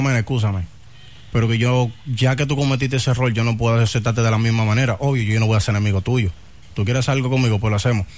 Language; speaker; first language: Spanish; native; Spanish